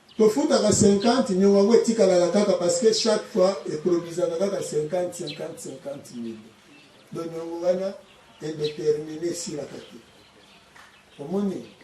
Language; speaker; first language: Lingala; non-native, local second language; Kongo